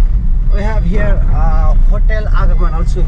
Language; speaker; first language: English; non-native, learner; Nepali